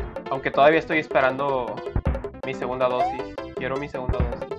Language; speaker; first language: Spanish; native; Spanish